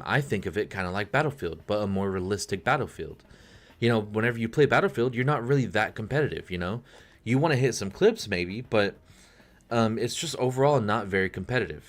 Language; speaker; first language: English; native; English